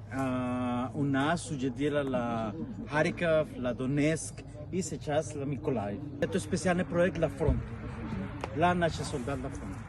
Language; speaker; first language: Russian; non-native, learner; Spanish